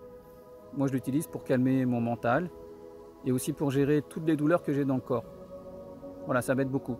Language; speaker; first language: French; native; French